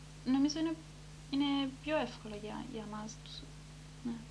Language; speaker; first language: Greek; early bilingual, heritage; Greek